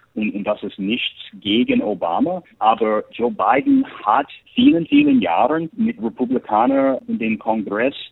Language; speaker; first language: German; non-native, fluent; English